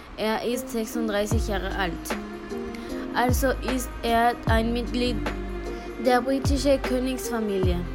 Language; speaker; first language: German; non-native, learner; Spanish